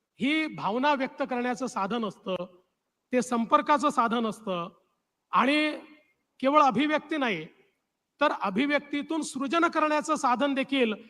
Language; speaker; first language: Marathi; native; Marathi